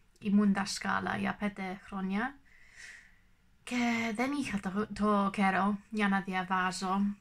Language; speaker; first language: Greek; non-native, learner; English